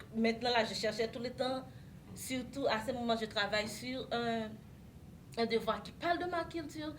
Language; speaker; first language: French; non-native, local second language; Haitian Creole